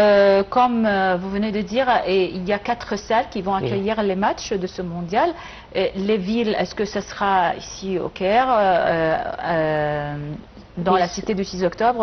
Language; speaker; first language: French; non-native, fluent; Arabic